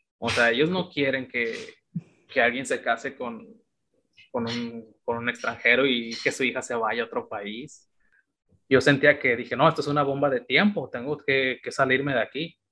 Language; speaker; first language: Spanish; native; Spanish